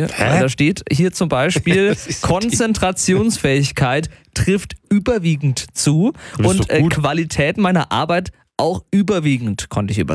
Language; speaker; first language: German; native; German